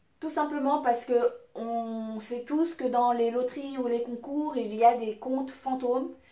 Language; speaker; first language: French; early bilingual, other home language; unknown